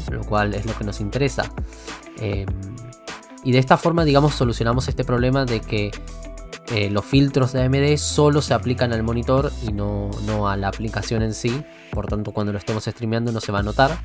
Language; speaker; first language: Spanish; native; Spanish